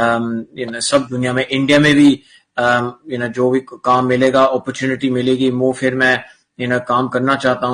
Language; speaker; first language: Hindi; non-native, fluent; English